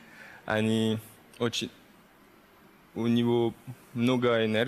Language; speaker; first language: Russian; early bilingual, heritage; French